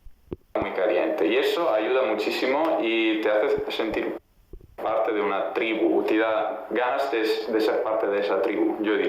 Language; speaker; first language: Spanish; non-native, fluent; Italian